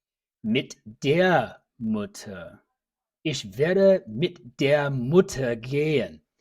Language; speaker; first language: German; early bilingual, heritage; English